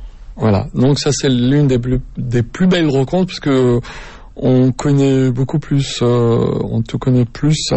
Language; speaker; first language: French; native; French